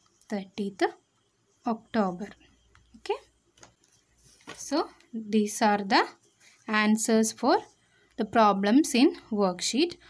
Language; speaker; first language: English; non-native, local second language; Malayalam